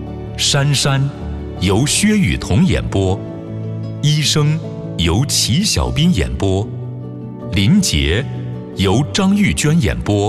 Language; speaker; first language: Chinese; native; Chinese